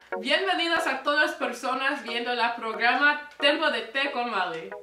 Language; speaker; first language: Spanish; non-native, learner; English